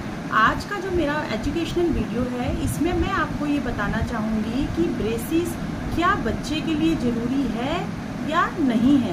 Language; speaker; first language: Hindi; native; Hindi